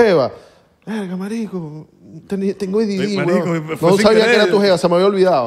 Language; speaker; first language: Spanish; native; Spanish